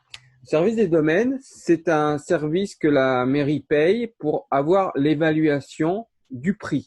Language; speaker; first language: French; native; French